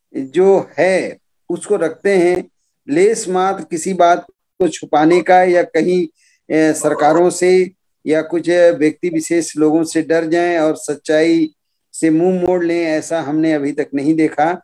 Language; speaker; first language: Hindi; native; Hindi